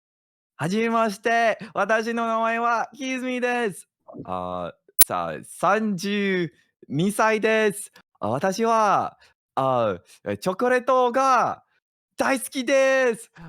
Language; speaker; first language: Japanese; non-native, learner; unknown